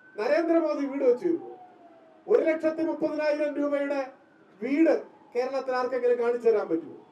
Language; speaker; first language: Malayalam; native; Malayalam